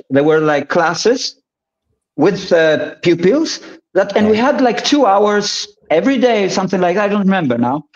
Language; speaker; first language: English; early bilingual, other home language; Polish